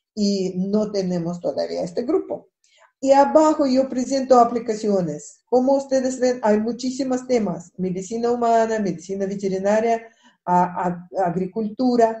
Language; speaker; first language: Spanish; non-native, fluent; Russian